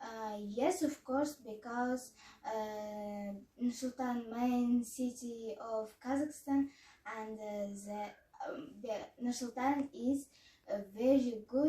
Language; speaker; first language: English; non-native, learner; Kazakh